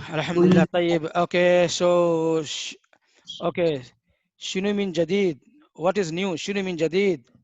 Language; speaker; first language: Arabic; non-native, fluent; Hindi